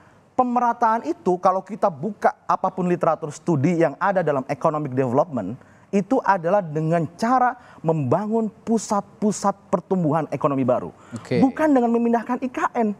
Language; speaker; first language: Indonesian; native; Indonesian